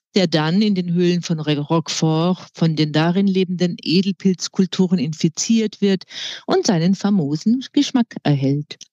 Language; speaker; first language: German; native; German